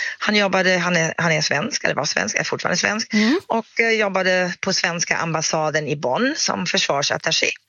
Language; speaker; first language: Swedish; non-native, fluent; German